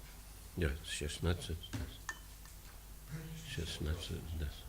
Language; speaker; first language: Russian; non-native, learner; English